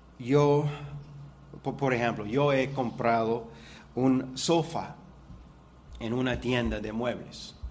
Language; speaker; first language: Spanish; non-native, fluent; English